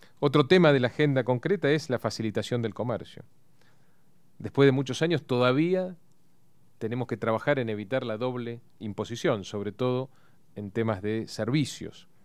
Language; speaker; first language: Spanish; native; Spanish